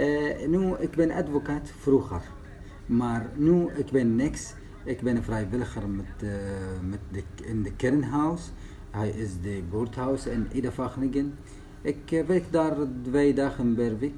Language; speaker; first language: Dutch; non-native, learner; Arabic